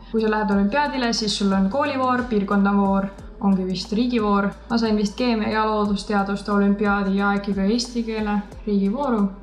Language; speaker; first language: Estonian; native; Estonian